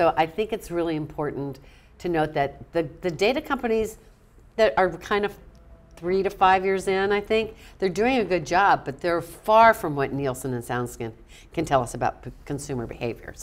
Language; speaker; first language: English; native; English